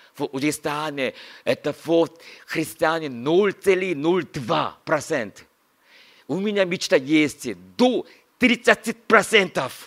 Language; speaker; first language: Russian; non-native, learner; Korean